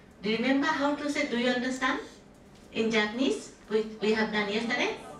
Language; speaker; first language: English; non-native, local second language; Japanese